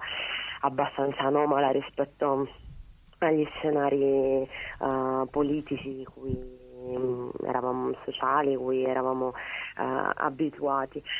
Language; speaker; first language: Italian; native; Italian